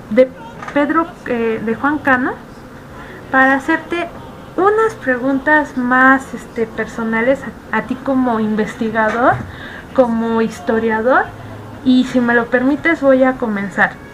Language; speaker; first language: Spanish; native; Spanish